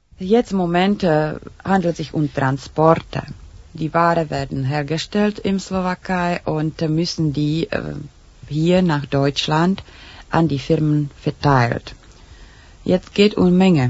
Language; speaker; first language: German; non-native, learner; Czech